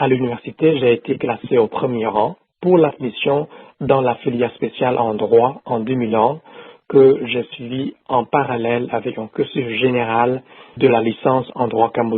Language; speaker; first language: French; non-native, fluent; Khmer